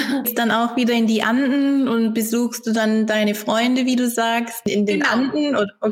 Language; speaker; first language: German; native; German